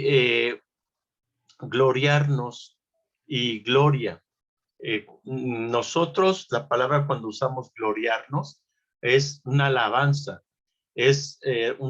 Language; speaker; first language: Spanish; native; Spanish